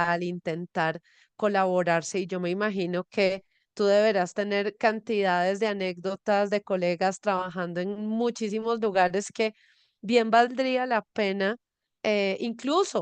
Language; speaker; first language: Spanish; native; Spanish